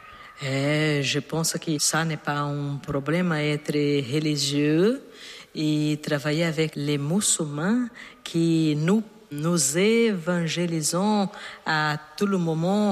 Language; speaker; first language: French; non-native, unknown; Portuguese